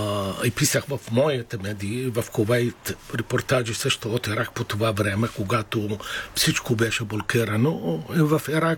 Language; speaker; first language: Bulgarian; non-native, fluent; Arabic